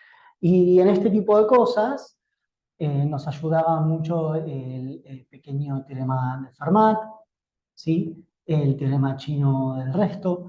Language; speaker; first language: Spanish; native; Spanish